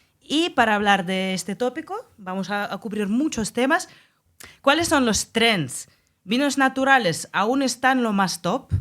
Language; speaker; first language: Spanish; non-native, fluent; Russian